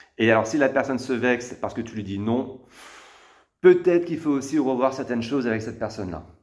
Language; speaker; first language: French; native; French